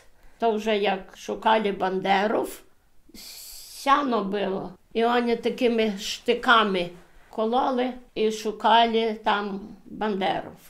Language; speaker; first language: Polish; early bilingual, heritage; Polish